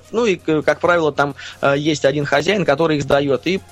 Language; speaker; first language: Russian; native; Russian